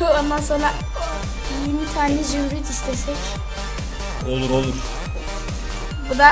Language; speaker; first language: Turkish; native; Turkish